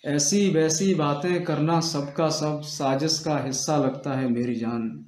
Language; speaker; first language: Hindi; native; Hindi